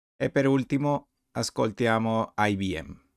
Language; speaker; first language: Italian; non-native, learner; Spanish